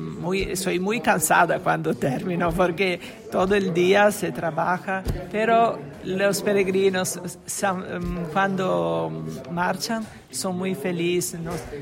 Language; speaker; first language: Spanish; non-native, learner; Italian